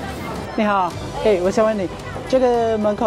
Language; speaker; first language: Chinese; non-native, learner; Amharic